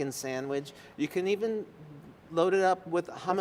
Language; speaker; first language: English; native; English